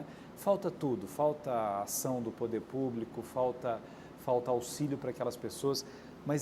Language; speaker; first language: Portuguese; native; Portuguese